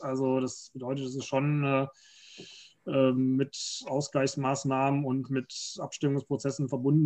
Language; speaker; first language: German; native; German